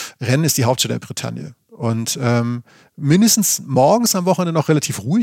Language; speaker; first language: German; native; German